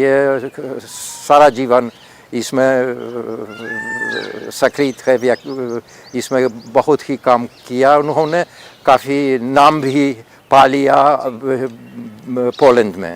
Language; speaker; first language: Hindi; non-native, fluent; Polish